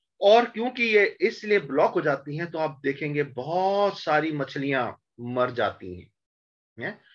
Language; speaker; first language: Hindi; native; Hindi